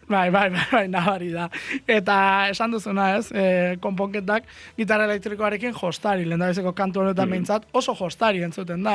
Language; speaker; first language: Basque; native; Basque